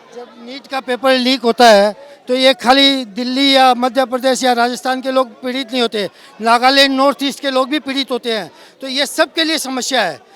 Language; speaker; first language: Hindi; non-native, local second language; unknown